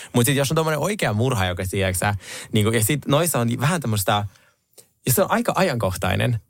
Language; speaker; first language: Finnish; non-native, fluent; Russian